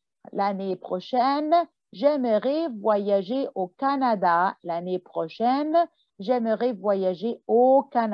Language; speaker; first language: French; non-native, fluent; Arabic